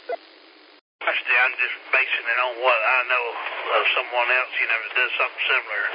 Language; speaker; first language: English; native; English